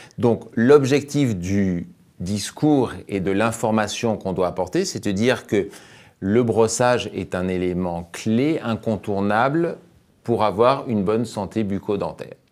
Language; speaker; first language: French; native; French